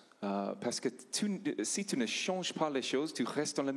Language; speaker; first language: French; non-native, learner; English